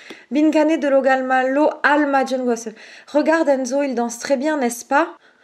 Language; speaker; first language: French; native; French